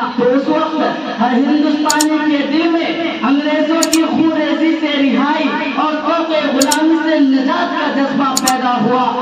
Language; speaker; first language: Urdu; non-native, local second language; Bangla